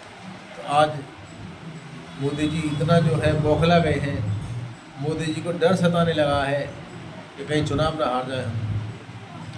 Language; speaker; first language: Hindi; native; Hindi